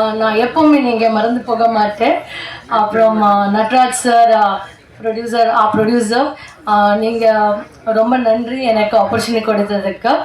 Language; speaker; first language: Tamil; non-native, learner; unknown